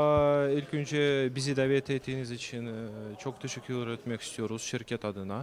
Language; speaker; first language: Turkish; non-native, fluent; Russian